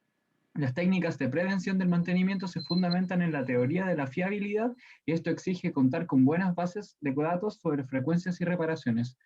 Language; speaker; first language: Spanish; native; Spanish